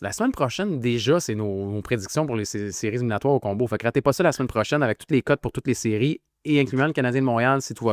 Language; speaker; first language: French; native; French